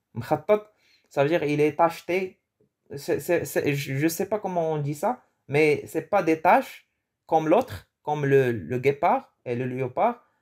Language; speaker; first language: French; early bilingual, other home language; Arabic